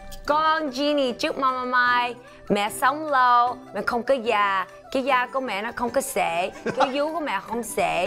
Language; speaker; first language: Vietnamese; early bilingual, heritage; Vietnamese